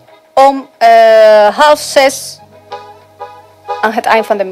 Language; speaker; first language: Dutch; non-native, fluent; Spanish